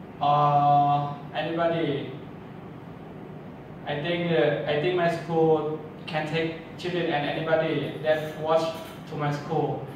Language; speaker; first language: English; non-native, learner; Thai